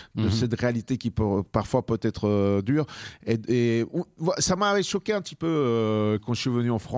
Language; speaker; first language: French; non-native, fluent; Spanish